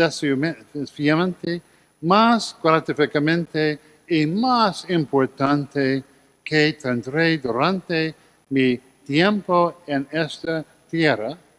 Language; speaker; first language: Spanish; non-native, learner; English